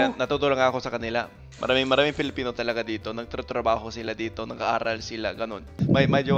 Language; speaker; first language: Filipino; non-native, fluent; English